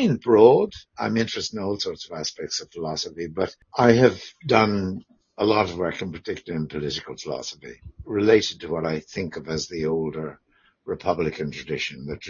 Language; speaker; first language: English; native; English